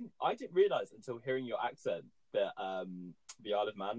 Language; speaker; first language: English; native; English